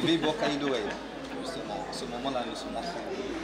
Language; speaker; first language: French; native; French